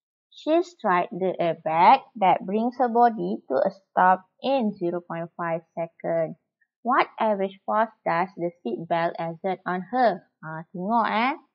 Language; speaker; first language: English; non-native, local second language; Malay